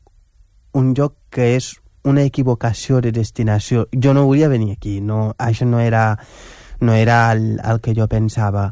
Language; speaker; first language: Catalan; non-native, fluent; Wolof